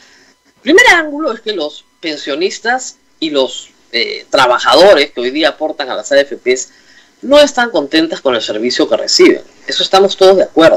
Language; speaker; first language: Spanish; native; Spanish